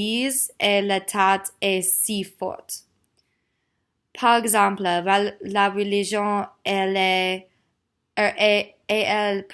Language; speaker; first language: French; non-native, learner; English